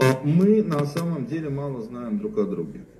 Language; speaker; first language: Russian; native; Russian